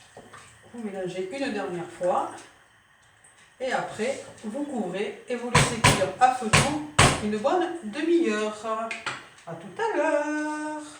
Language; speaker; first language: French; native; French